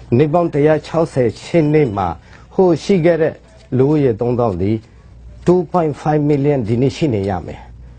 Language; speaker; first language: Burmese; non-native, local second language; Rohingya